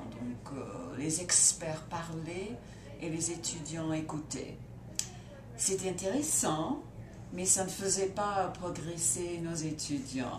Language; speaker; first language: French; non-native, fluent; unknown